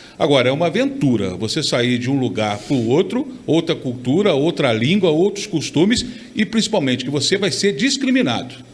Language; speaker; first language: Portuguese; native; Portuguese